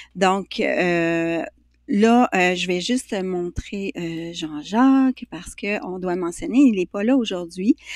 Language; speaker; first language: French; native; French